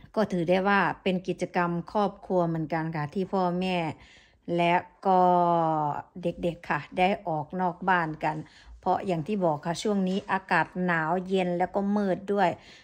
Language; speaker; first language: Thai; native; Thai